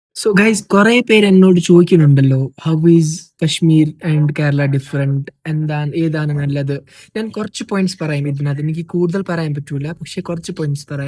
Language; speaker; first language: Malayalam; non-native, fluent; Kashmiri